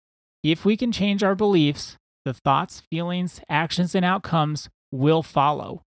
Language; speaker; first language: English; native; English